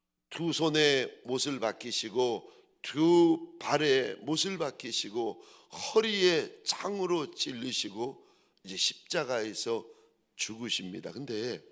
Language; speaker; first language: Korean; native; Korean